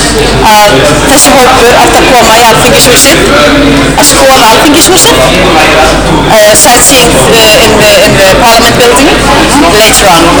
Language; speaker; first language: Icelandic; non-native, learner; English